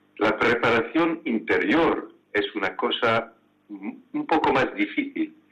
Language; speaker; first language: Spanish; non-native, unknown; French